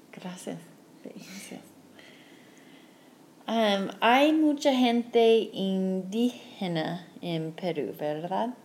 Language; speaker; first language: Spanish; non-native, fluent; English